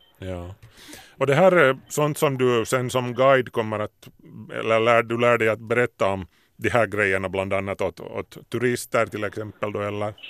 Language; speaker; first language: Swedish; native; Swedish